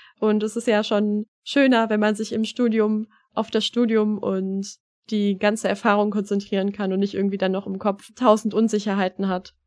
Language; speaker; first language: German; early bilingual, other home language; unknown